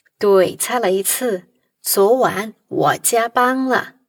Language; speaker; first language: Chinese; non-native, fluent; Portuguese